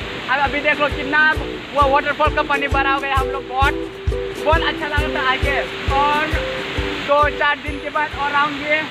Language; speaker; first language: Hindi; non-native, local second language; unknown